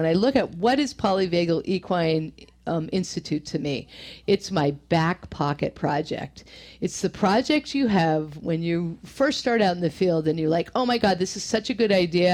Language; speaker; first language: English; native; English